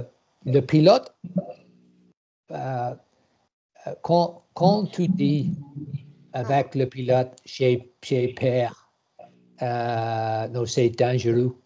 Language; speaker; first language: French; non-native, learner; English